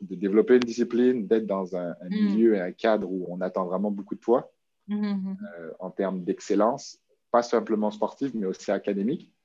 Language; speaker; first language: French; native; French